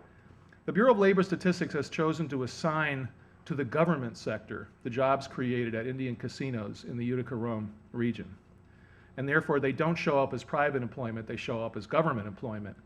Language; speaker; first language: English; native; English